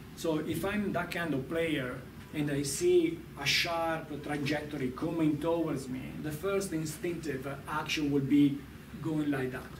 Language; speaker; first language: English; non-native, fluent; Italian